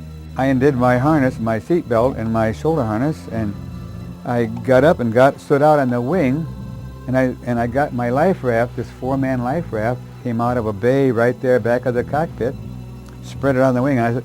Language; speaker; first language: English; native; English